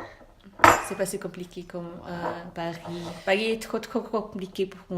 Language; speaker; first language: French; non-native, learner; Malay